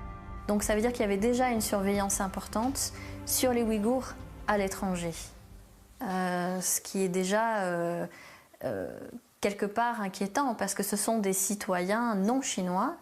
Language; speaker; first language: French; native; French